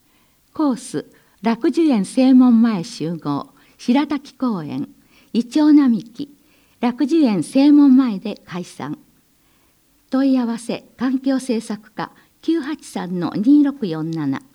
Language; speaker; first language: Japanese; native; Japanese